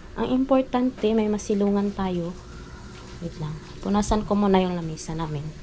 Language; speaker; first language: Filipino; non-native, local second language; Hiligaynon